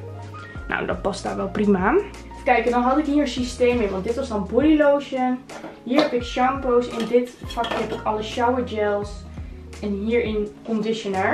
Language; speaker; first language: Dutch; native; Dutch